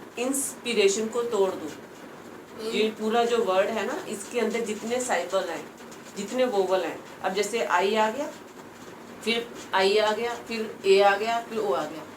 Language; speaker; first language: Hindi; non-native, local second language; Punjabi